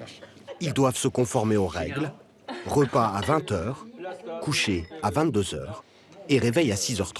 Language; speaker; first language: French; native; French